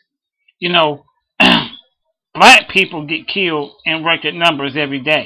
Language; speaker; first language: English; native; English